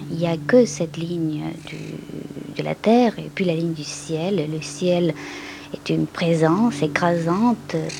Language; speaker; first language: French; non-native, fluent; Spanish